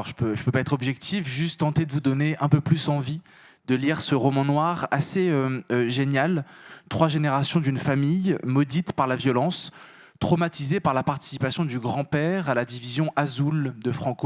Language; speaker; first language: French; native; French